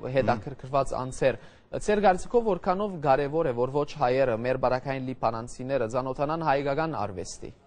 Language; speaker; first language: Armenian; early bilingual, heritage; Armenian